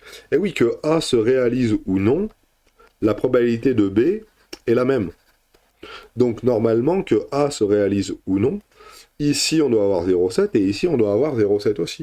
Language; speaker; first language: French; native; French